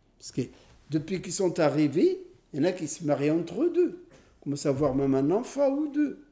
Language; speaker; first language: French; non-native, fluent; Arabic